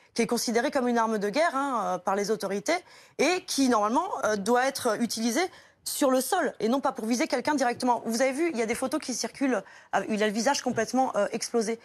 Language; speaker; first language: French; native; French